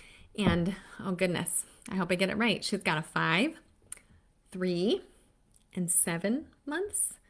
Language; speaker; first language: English; native; English